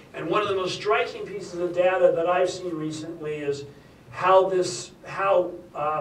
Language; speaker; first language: English; native; English